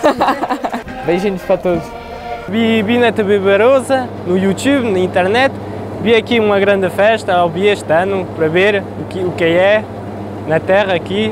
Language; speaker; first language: Portuguese; early bilingual, heritage; Portuguese